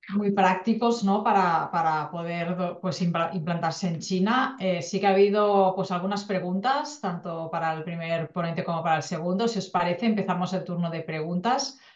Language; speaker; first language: Spanish; non-native, local second language; Catalan